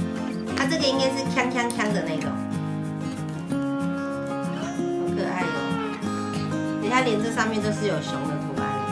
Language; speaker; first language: Chinese; native; Chinese